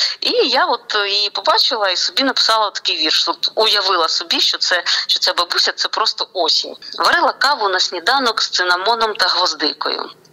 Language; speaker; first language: Ukrainian; non-native, local second language; Russian